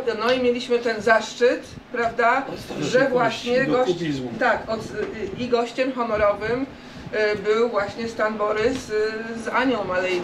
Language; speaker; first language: Polish; native; Polish